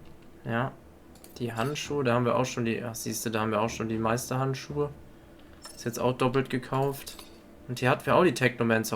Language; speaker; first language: German; native; German